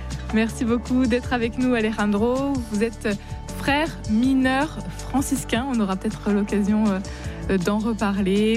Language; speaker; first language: French; native; French